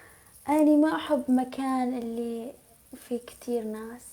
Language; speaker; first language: Arabic; non-native, learner; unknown